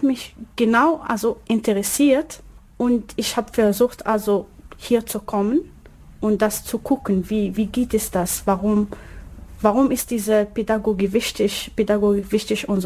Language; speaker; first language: German; non-native, learner; Arabic